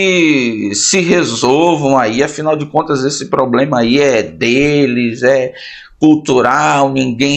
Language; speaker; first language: Portuguese; native; Portuguese